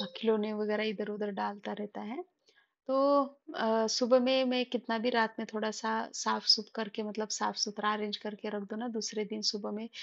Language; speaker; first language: Hindi; non-native, local second language; Marathi